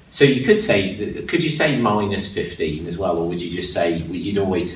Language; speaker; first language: English; native; English